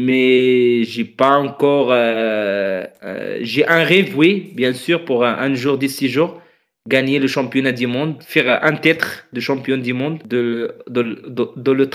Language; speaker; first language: French; non-native, learner; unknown